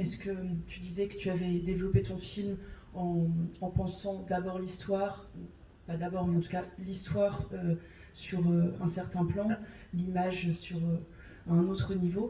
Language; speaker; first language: French; native; French